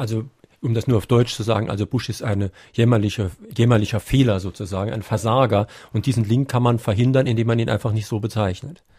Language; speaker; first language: German; native; German